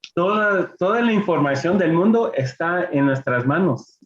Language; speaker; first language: Spanish; early bilingual, heritage; Spanish